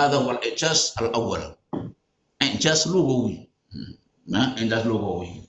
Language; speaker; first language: Arabic; non-native, fluent; Indonesian